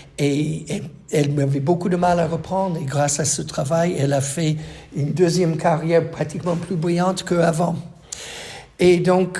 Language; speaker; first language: French; non-native, fluent; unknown